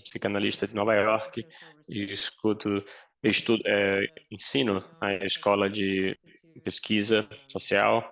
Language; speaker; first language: Portuguese; non-native, fluent; English